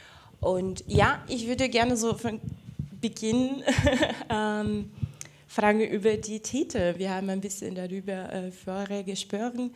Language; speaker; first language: German; non-native, fluent; Portuguese